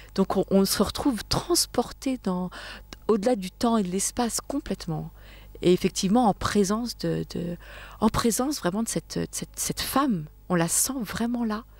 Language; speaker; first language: French; native; French